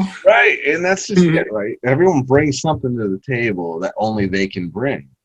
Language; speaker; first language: English; native; English